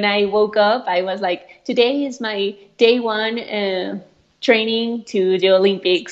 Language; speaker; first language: English; non-native, fluent; Spanish